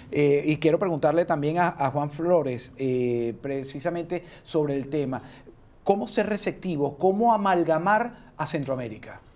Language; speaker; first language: Spanish; native; Spanish